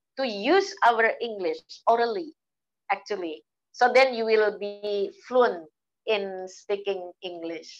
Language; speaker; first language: English; non-native, fluent; Indonesian